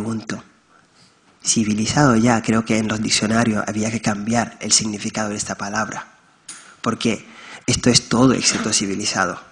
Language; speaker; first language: Spanish; non-native, fluent; Wolof